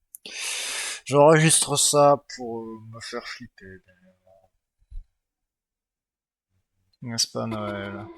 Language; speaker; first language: French; native; French